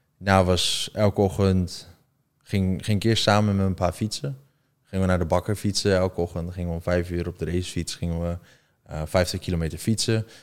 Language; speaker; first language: Dutch; early bilingual, heritage; Dutch